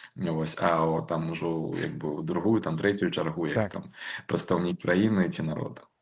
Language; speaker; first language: Belarusian; native; Belarusian